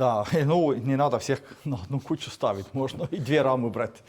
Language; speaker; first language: Russian; non-native, fluent; Estonian